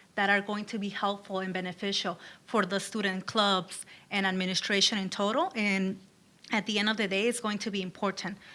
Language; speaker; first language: English; early bilingual, other home language; Spanish